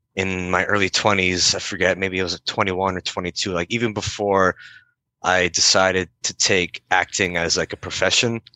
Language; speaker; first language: English; native; English